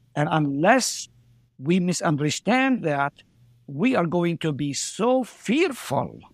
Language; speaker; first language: English; non-native, fluent; Arabic